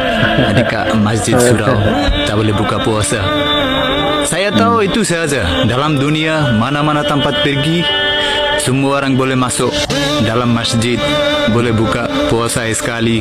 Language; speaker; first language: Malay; non-native, learner; Bangla